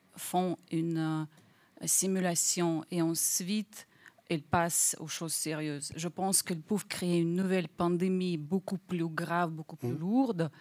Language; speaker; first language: French; non-native, fluent; Russian